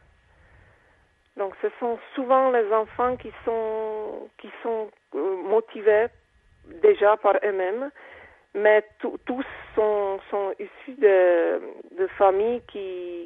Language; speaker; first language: French; non-native, fluent; Czech